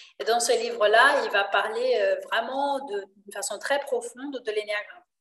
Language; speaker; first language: French; non-native, fluent; Portuguese